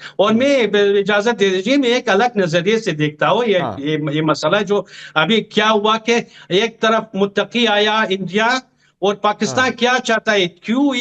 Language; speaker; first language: Hindi; non-native, fluent; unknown